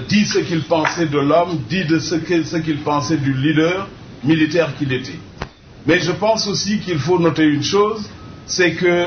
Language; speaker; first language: French; native; French